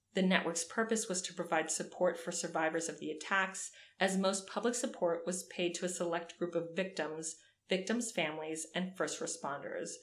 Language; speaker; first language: English; native; English